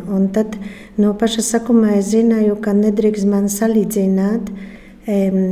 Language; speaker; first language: Latvian; non-native, fluent; Polish